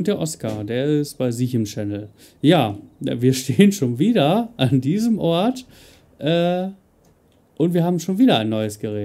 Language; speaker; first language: German; native; German